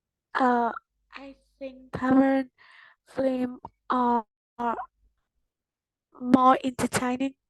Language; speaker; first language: English; non-native, learner; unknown